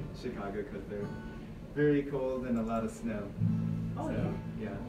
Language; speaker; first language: English; native; English